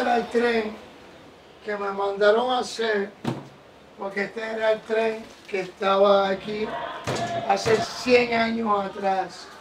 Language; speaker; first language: Spanish; native; Spanish